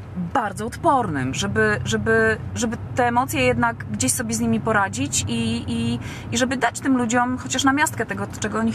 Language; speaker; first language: Polish; native; Polish